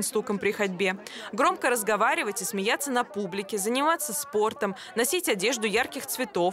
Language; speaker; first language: Russian; native; Russian